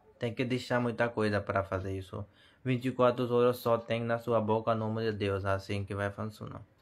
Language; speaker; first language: Portuguese; non-native, learner; Hindi